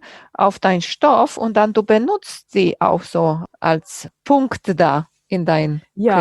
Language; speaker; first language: German; non-native, fluent; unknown